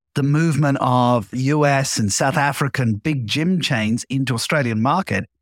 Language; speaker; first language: English; native; English